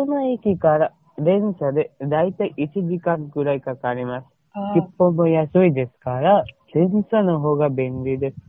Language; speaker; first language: Japanese; non-native, learner; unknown